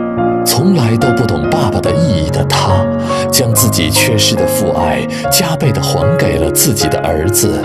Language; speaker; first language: Chinese; native; Chinese